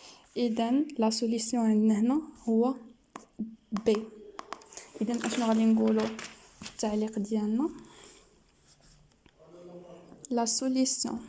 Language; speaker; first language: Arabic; native; Arabic